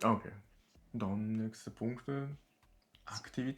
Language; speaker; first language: German; non-native, learner; Japanese